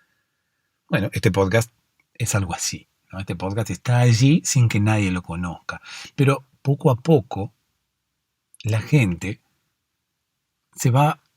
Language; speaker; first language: Spanish; native; Spanish